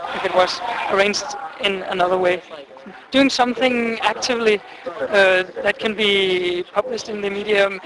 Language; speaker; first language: English; non-native, fluent; Danish